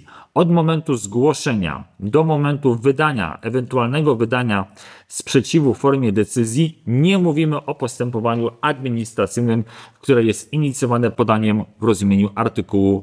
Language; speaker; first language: Polish; native; Polish